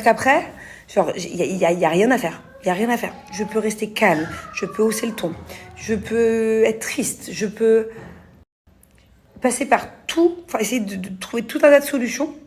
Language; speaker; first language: French; native; French